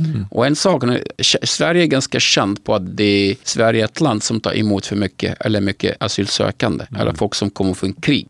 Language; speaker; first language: Swedish; non-native, fluent; Arabic